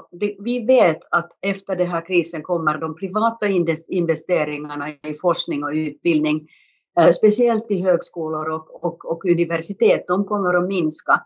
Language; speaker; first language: Swedish; non-native, fluent; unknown